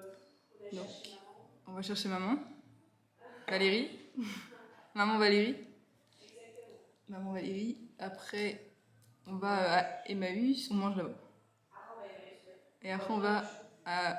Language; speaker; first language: French; native; French